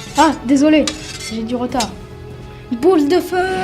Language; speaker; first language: French; native; French